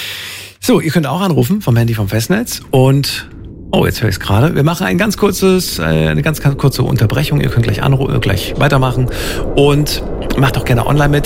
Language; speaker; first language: German; native; German